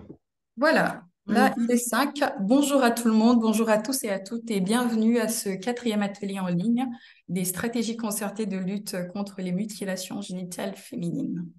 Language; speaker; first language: French; native; French